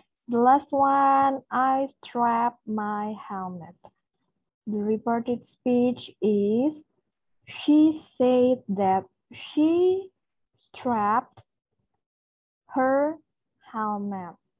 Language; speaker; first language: English; non-native, fluent; Indonesian